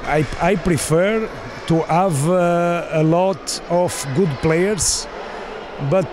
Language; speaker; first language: English; non-native, learner; Portuguese